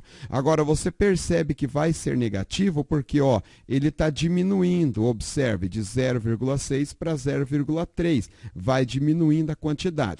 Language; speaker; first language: Portuguese; native; Portuguese